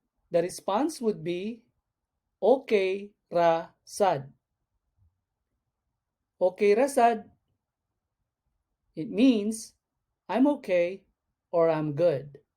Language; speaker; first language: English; non-native, local second language; Cebuano